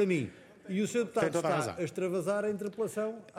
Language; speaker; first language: Portuguese; native; Portuguese